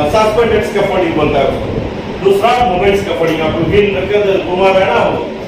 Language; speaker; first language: Hindi; non-native, local second language; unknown